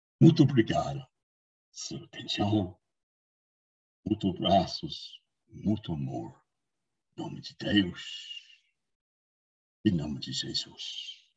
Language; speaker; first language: Portuguese; non-native, learner; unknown